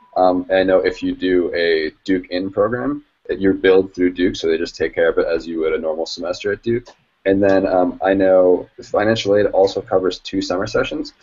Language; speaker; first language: English; native; English